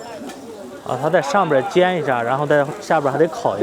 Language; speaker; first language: Chinese; native; Chinese